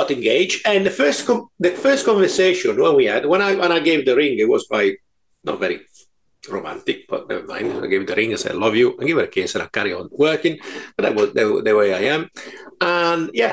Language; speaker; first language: English; non-native, fluent; Italian